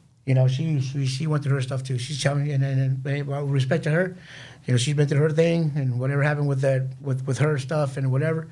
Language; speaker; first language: English; early bilingual, other home language; Spanish